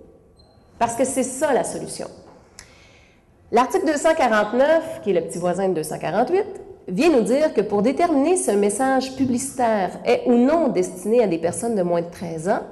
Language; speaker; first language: French; native; French